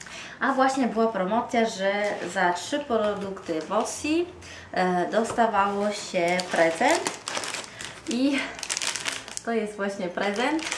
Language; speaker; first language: Polish; non-native, fluent; Italian